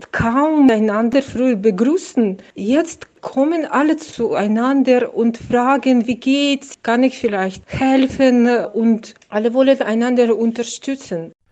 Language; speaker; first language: German; non-native, fluent; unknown